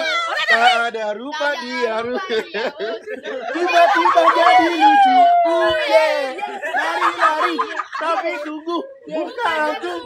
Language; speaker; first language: Malay; native; Malay